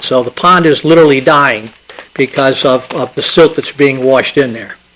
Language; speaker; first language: English; native; English